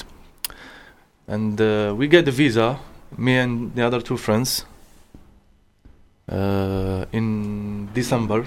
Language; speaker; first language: English; non-native, learner; Arabic